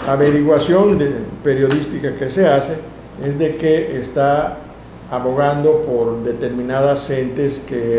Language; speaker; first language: Spanish; native; Spanish